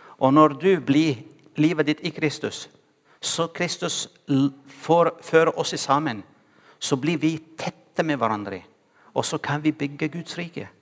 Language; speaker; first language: Norwegian; non-native, fluent; Arabic